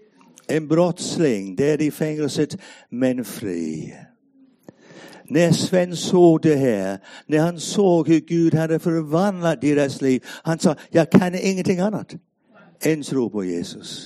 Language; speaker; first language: Swedish; non-native, fluent; English